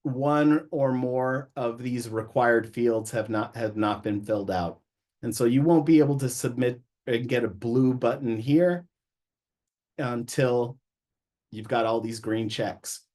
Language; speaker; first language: English; native; English